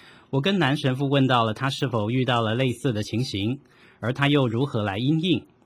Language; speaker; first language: Chinese; native; Chinese